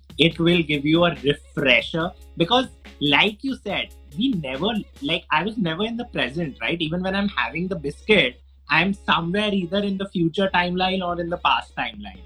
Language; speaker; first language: English; non-native, local second language; Hindi